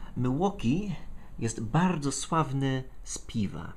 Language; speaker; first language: Polish; non-native, fluent; English